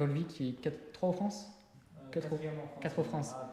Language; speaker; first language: French; native; French